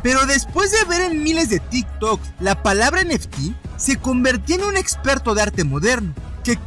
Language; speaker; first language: Spanish; native; Spanish